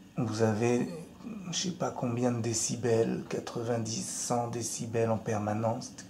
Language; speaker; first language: French; native; French